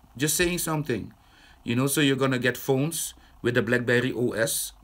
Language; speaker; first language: English; non-native, fluent; Dutch